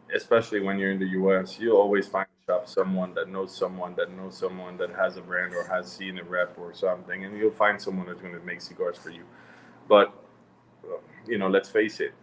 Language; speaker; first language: English; non-native, fluent; French